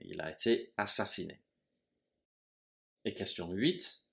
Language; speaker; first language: French; non-native, fluent; English